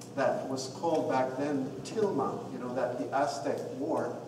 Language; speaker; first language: English; non-native, fluent; Arabic